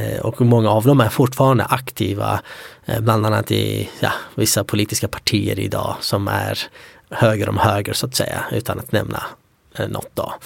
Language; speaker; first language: Swedish; early bilingual, other home language; Kurdish